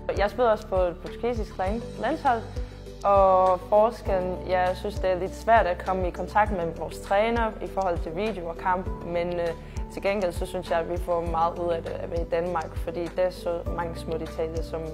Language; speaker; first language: Danish; non-native, learner; Portuguese